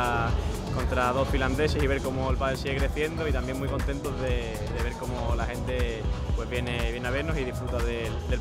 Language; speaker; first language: Spanish; native; Spanish